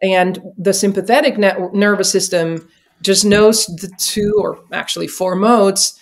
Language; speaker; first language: English; non-native, fluent; Czech